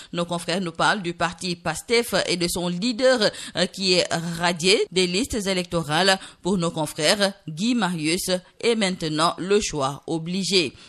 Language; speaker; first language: French; non-native, local second language; Wolof